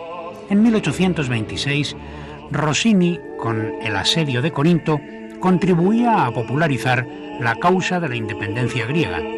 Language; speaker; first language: Spanish; native; Spanish